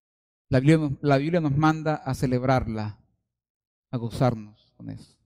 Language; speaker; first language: Spanish; native; Spanish